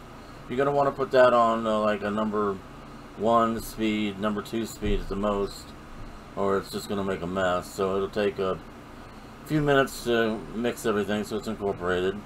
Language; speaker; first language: English; native; English